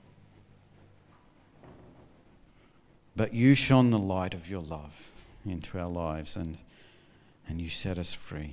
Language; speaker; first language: English; native; English